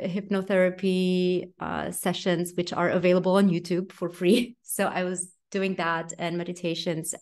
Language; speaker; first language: English; non-native, fluent; Romanian